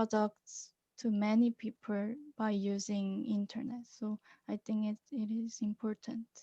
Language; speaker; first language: English; non-native, learner; Korean